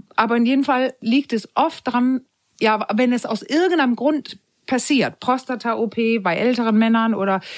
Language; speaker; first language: German; non-native, fluent; Danish